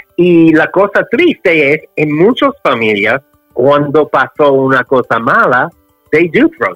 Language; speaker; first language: Spanish; non-native, learner; English